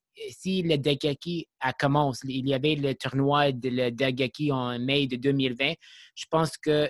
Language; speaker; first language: French; non-native, learner; English